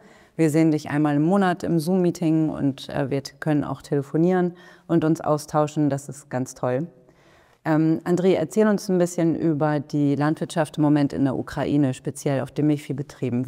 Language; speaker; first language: German; native; German